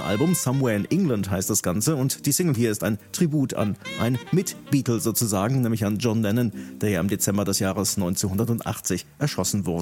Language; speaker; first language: German; native; German